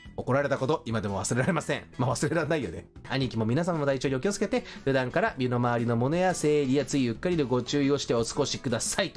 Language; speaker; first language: Japanese; native; Japanese